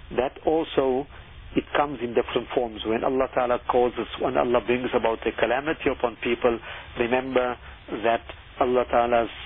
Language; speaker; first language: English; native; English